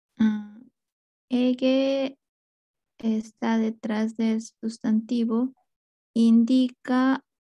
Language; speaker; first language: Spanish; native; Spanish